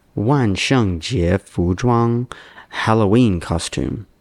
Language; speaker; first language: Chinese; non-native, learner; English